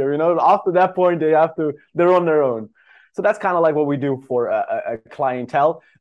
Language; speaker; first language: English; non-native, fluent; Dutch